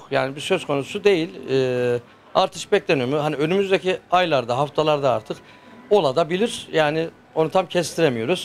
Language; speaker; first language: Turkish; native; Turkish